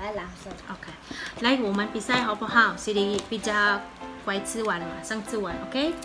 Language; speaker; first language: Chinese; non-native, learner; Filipino